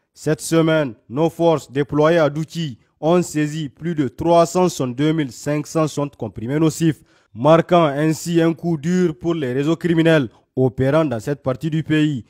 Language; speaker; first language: French; non-native, local second language; Hausa